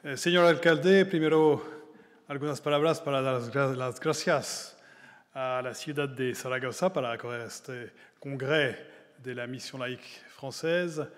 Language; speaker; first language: Spanish; non-native, fluent; French